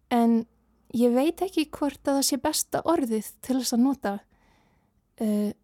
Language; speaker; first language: Icelandic; non-native, fluent; Serbian